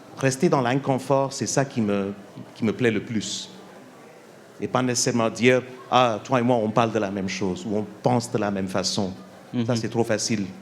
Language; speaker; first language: French; non-native, fluent; English